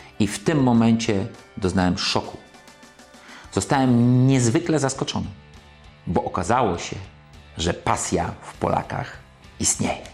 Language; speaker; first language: Polish; native; Polish